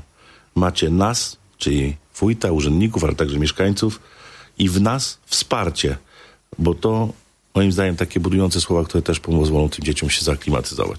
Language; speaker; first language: Polish; native; Polish